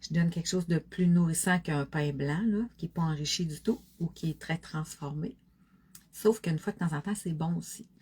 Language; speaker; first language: French; native; French